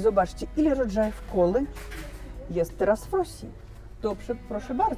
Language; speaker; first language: Polish; non-native, learner; Russian